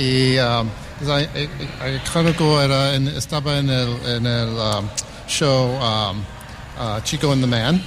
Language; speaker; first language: Spanish; early bilingual, heritage; English